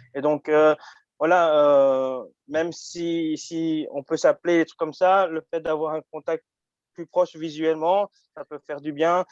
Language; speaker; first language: French; early bilingual, other home language; Japanese